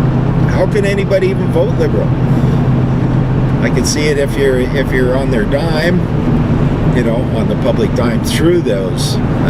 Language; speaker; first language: English; native; English